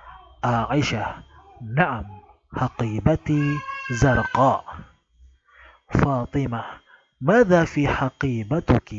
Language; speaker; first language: Arabic; non-native, fluent; Indonesian